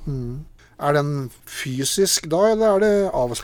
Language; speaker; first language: Norwegian; native; Norwegian